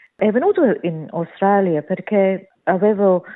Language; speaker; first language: Italian; early bilingual, heritage; Italian